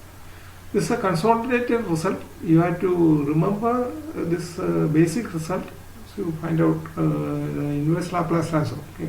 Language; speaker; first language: English; non-native, local second language; Malayalam